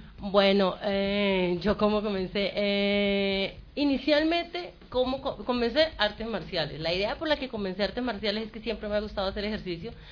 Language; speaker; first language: Spanish; native; Spanish